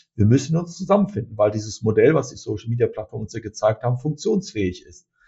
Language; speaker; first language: German; early bilingual, other home language; Turkish